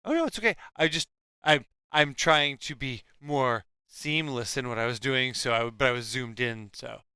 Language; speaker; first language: English; native; English